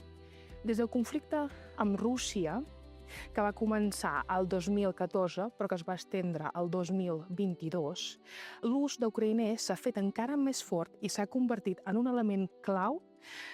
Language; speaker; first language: Catalan; non-native, fluent; Ukrainian